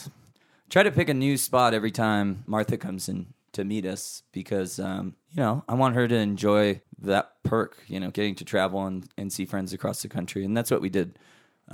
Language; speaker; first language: English; native; English